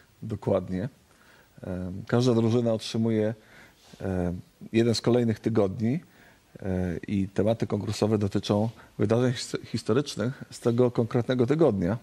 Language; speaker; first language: Polish; native; Polish